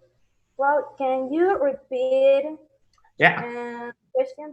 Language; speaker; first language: English; non-native, learner; Spanish